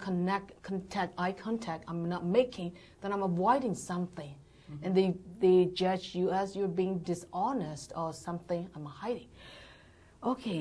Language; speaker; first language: English; non-native, learner; Burmese